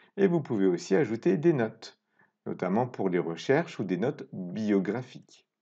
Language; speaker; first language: French; native; French